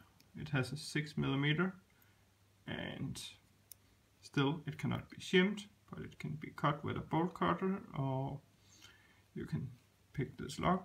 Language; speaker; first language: English; non-native, fluent; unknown